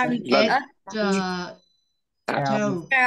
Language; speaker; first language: English; non-native, learner; Vietnamese